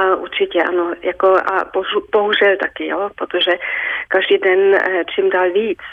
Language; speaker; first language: Czech; early bilingual, heritage; Czech